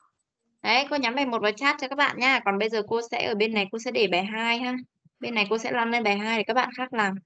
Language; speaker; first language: Vietnamese; native; Vietnamese